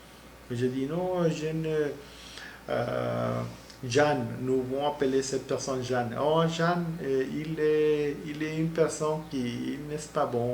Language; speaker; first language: French; non-native, learner; Spanish